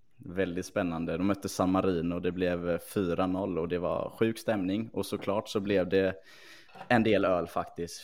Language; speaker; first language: Swedish; native; Swedish